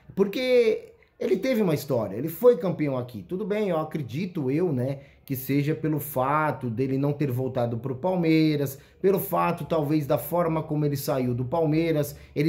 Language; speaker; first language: Portuguese; native; Portuguese